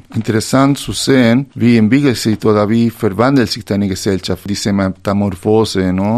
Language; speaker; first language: German; non-native, fluent; Spanish